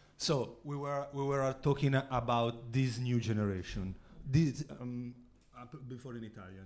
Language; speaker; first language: English; non-native, fluent; Italian